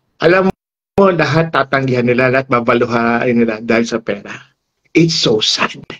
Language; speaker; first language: Filipino; non-native, local second language; Iloko